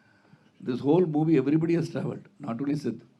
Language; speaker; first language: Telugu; non-native, fluent; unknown